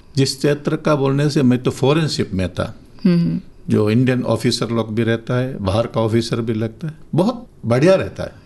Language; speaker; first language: Hindi; non-native, local second language; Divehi